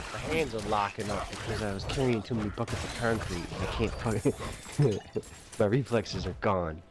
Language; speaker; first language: English; native; English